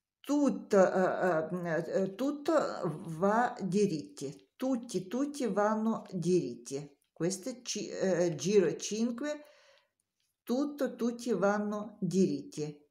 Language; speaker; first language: Italian; non-native, learner; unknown